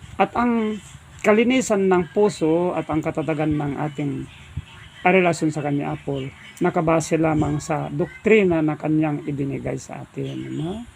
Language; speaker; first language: Filipino; non-native, local second language; Iloko